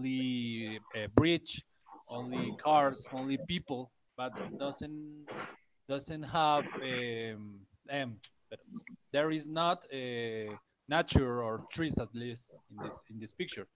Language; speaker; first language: English; non-native, learner; Spanish